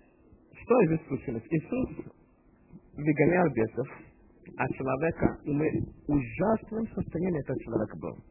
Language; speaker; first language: Russian; non-native, fluent; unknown